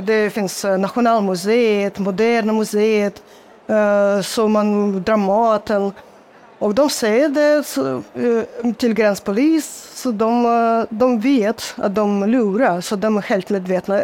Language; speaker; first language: Swedish; non-native, fluent; Russian